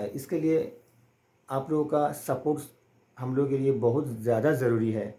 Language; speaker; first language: Hindi; non-native, local second language; Bangla